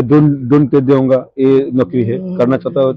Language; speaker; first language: Hindi; non-native, local second language; Bangla